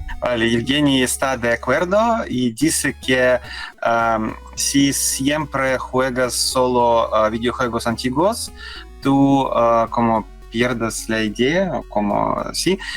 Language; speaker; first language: Spanish; non-native, learner; Russian